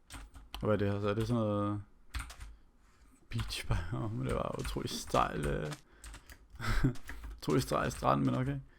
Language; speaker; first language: Danish; native; Danish